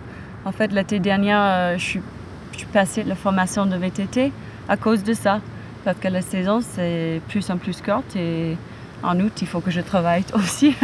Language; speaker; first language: French; non-native, fluent; English